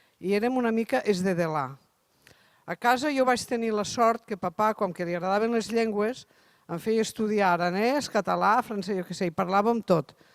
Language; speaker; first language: Catalan; native; Catalan